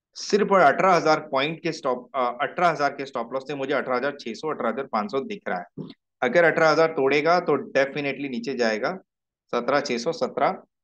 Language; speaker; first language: Hindi; native; Hindi